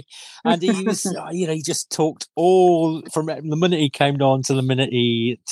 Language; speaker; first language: English; non-native, local second language; Welsh